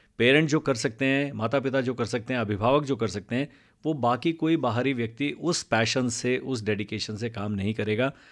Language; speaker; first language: Hindi; non-native, local second language; Punjabi